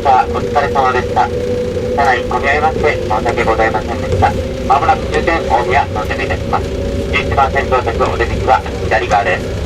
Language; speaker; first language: Japanese; native; Japanese